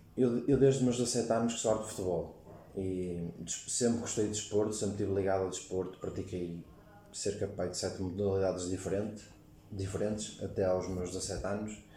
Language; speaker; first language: Portuguese; native; Portuguese